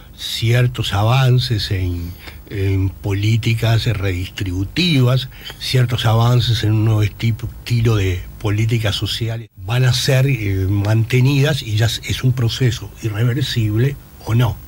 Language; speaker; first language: Spanish; native; Spanish